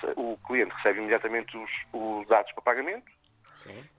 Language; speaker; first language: Portuguese; native; Portuguese